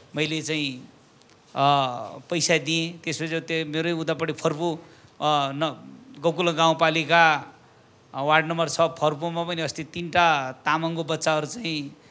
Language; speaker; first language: Nepali; non-native, local second language; Eastern Tamang